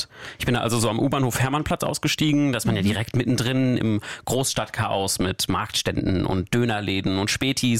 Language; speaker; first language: German; native; German